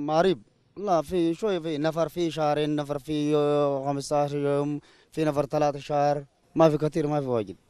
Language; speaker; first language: Arabic; non-native, learner; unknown